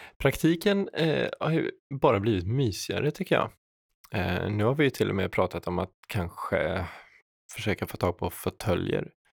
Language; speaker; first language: Swedish; native; Swedish